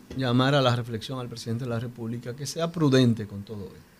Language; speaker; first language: Spanish; native; Spanish